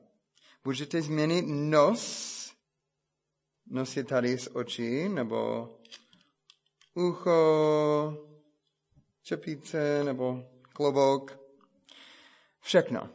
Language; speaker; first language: Czech; non-native, fluent; English